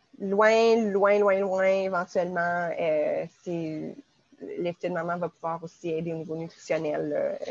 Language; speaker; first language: French; native; French